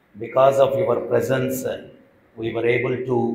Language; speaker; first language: English; non-native, local second language; Telugu